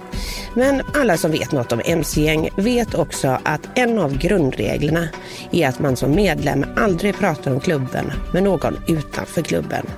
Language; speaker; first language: Swedish; native; Swedish